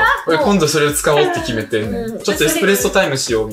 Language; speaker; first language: Japanese; early bilingual, other home language; Russian